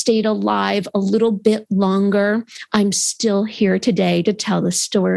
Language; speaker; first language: English; native; English